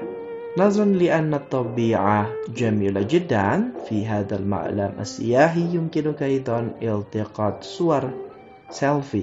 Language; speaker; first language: Arabic; non-native, fluent; Indonesian